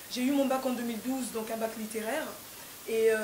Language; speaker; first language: French; non-native, fluent; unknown